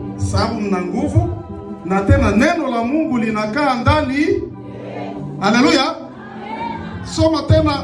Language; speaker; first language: Swahili; native; Swahili